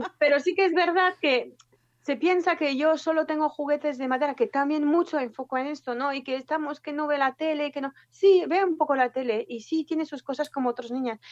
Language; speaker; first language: Spanish; non-native, fluent; French